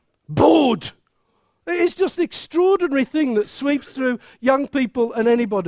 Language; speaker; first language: English; native; English